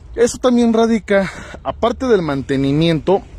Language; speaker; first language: Spanish; native; Spanish